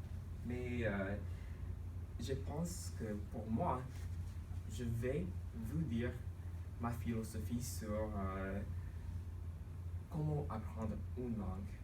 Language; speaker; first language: French; non-native, fluent; English